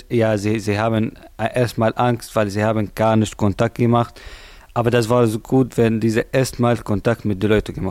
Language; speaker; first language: German; non-native, learner; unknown